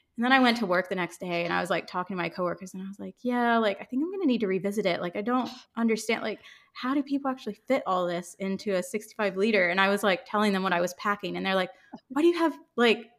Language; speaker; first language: English; native; English